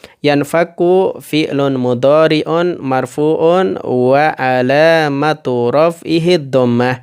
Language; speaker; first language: Arabic; non-native, fluent; Indonesian